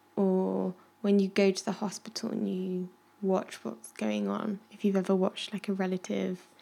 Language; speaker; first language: English; native; English